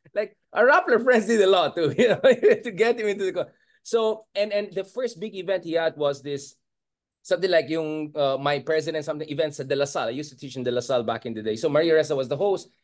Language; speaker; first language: English; non-native, local second language; Iloko